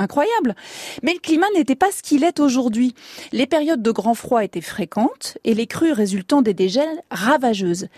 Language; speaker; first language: French; native; French